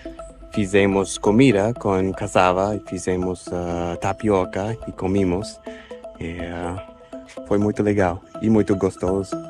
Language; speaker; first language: Portuguese; non-native, fluent; English